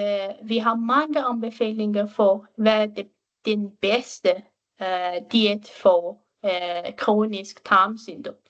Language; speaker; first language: Danish; non-native, fluent; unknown